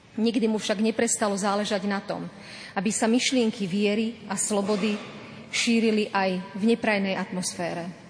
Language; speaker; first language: Slovak; native; Slovak